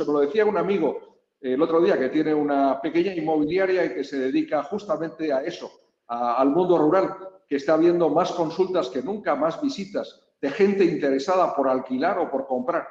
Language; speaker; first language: Spanish; native; Spanish